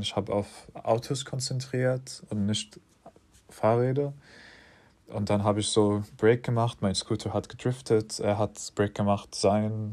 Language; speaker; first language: German; non-native, fluent; English